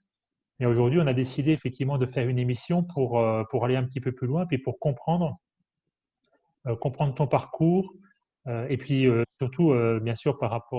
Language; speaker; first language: French; native; French